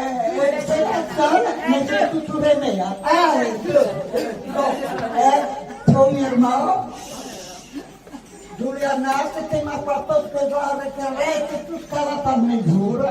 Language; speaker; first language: French; non-native, fluent; Italian